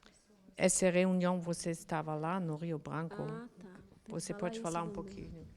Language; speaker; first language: Portuguese; non-native, learner; German